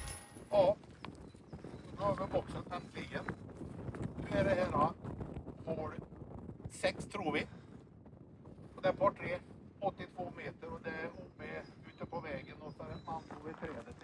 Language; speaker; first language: Swedish; native; Swedish